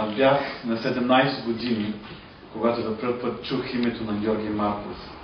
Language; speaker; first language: Bulgarian; non-native, fluent; English